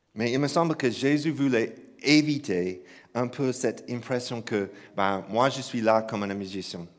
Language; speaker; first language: French; non-native, fluent; English